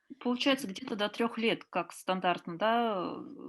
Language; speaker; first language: Russian; native; Russian